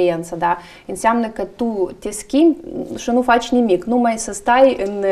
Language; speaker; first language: Romanian; non-native, learner; Russian